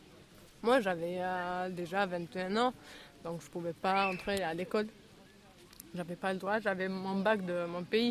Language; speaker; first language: French; non-native, fluent; Albanian